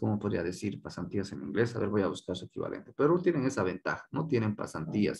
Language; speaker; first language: Spanish; native; Spanish